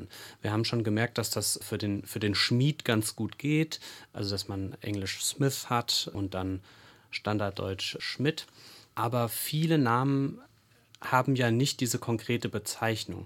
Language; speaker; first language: German; native; German